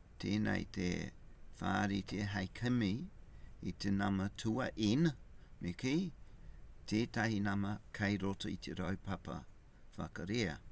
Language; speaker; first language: Māori; non-native, local second language; English